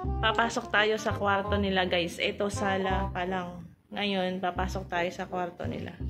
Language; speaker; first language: Filipino; non-native, local second language; Iloko